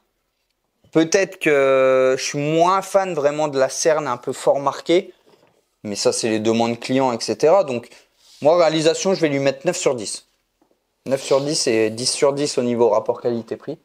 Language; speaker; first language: French; native; French